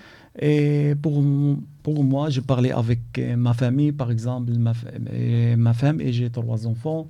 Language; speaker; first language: French; non-native, learner; Arabic